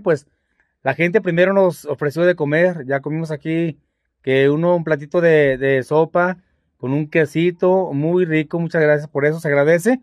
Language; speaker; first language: Spanish; native; Spanish